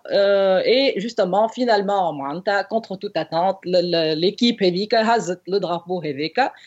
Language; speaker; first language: French; non-native, local second language; Arabic